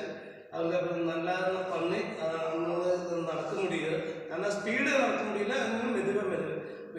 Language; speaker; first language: Tamil; non-native, local second language; Malayalam